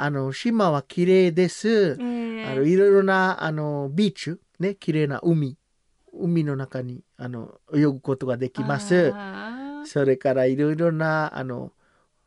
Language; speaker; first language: Japanese; non-native, learner; Samoan